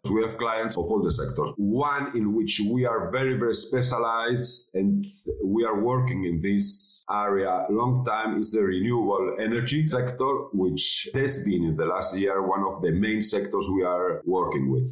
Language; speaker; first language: English; non-native, fluent; Spanish